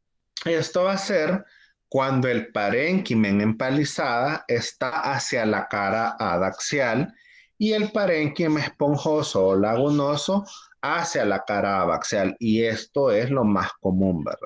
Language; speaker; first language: Spanish; native; Spanish